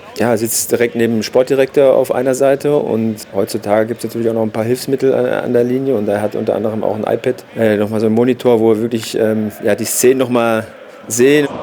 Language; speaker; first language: German; native; German